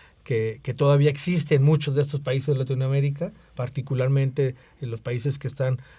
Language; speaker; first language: Spanish; native; Spanish